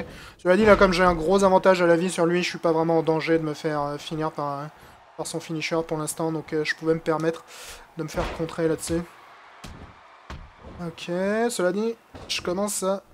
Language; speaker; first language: French; native; French